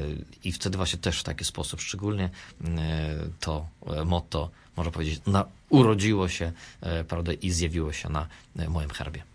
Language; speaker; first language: Polish; non-native, fluent; Russian